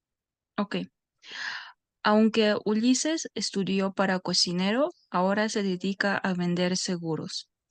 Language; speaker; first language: Spanish; non-native, fluent; Russian